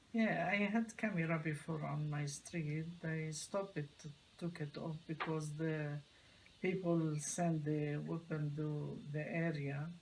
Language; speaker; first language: English; non-native, learner; Arabic